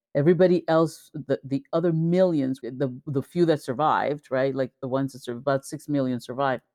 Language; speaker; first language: English; early bilingual, other home language; Spanish